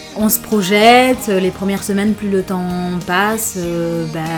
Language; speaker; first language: French; non-native, local second language; Fula